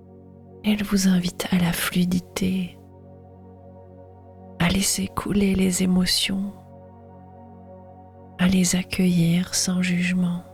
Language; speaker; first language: French; native; French